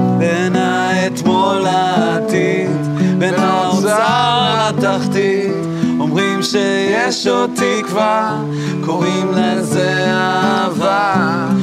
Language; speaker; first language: Hebrew; early bilingual, other home language; Russian